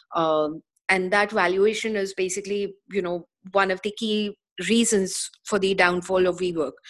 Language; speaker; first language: English; non-native, local second language; Hindi